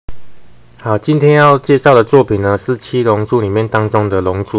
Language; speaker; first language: Chinese; native; Chinese